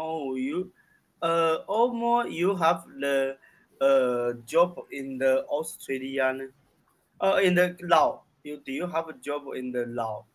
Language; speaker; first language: English; non-native, learner; Chinese